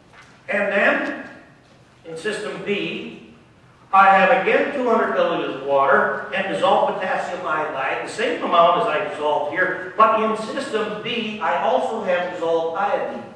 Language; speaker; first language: English; native; English